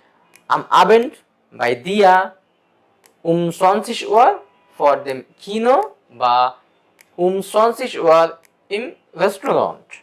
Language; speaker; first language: German; non-native, fluent; Bangla